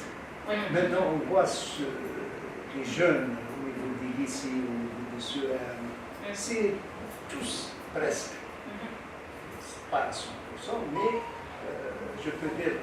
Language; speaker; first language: French; non-native, local second language; Arabic